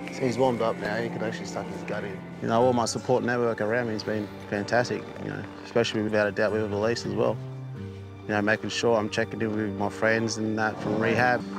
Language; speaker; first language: English; native; English